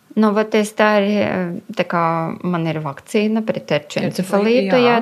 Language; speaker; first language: Latvian; non-native, local second language; Russian